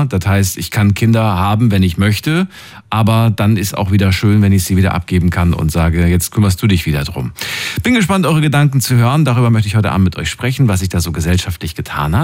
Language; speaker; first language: German; native; German